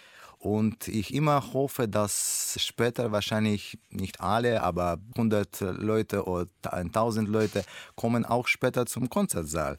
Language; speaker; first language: German; non-native, learner; Russian